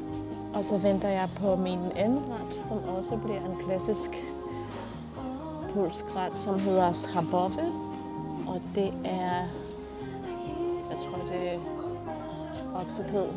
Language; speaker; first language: Danish; non-native, fluent; Polish